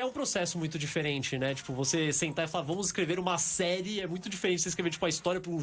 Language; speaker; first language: Portuguese; native; Portuguese